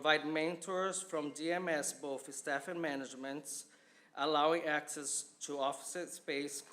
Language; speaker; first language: English; non-native, fluent; Portuguese